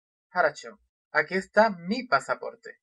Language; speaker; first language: Spanish; non-native, fluent; Russian